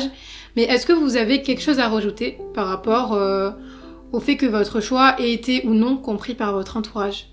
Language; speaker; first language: French; native; French